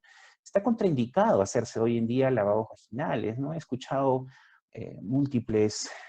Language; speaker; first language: Spanish; native; Spanish